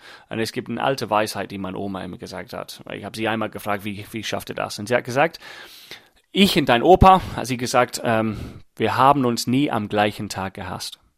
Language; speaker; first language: German; non-native, fluent; English